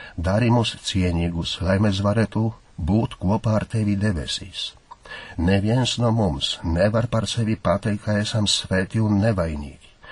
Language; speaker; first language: Latvian; non-native, fluent; Polish